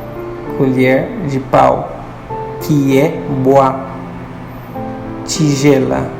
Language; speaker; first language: Portuguese; non-native, fluent; Haitian Creole